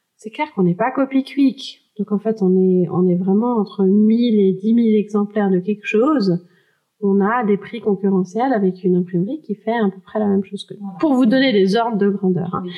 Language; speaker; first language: French; early bilingual, heritage; French